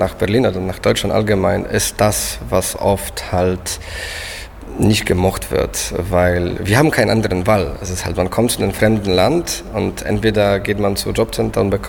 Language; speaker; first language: German; non-native, fluent; Polish